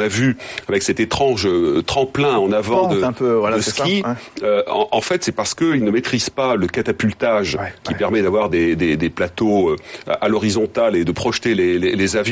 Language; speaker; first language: French; native; French